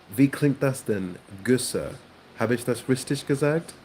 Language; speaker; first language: German; non-native, learner; English